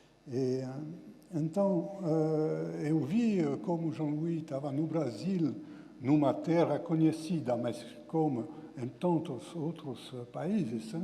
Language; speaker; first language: Portuguese; non-native, fluent; French